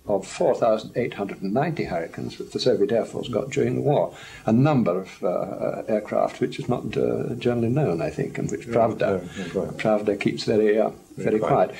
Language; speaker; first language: English; native; English